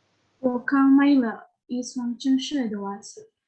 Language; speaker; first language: Chinese; non-native, learner; Indonesian